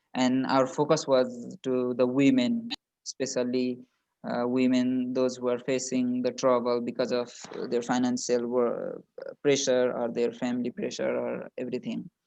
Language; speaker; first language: English; non-native, local second language; Nepali